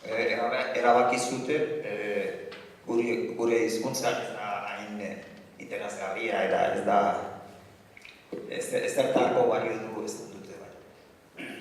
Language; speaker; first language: Basque; non-native, learner; Arabic